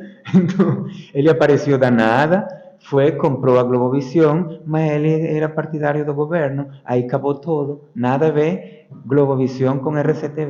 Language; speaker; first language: Portuguese; non-native, fluent; Spanish